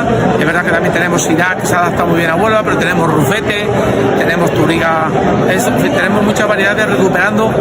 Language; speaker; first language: Spanish; native; Spanish